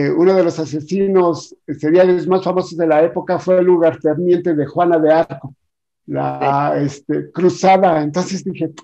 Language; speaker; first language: Spanish; native; Spanish